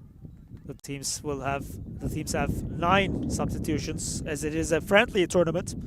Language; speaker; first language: English; non-native, fluent; Turkish